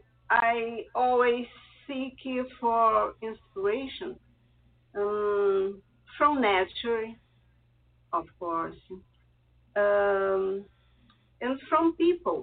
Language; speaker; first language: English; non-native, learner; Portuguese